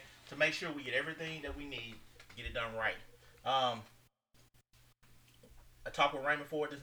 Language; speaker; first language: English; native; English